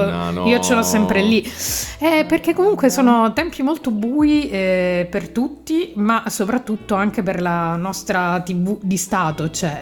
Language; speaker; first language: Italian; native; Italian